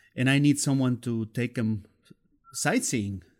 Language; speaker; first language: English; non-native, fluent; Spanish